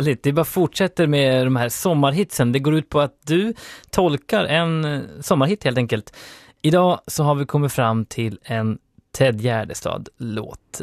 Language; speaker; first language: Swedish; native; Swedish